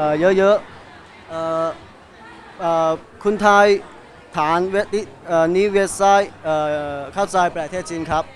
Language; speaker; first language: Thai; non-native, learner; Chinese